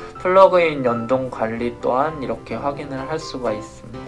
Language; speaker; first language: Korean; native; Korean